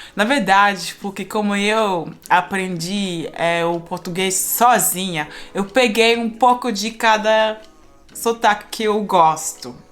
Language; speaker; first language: Portuguese; non-native, fluent; Spanish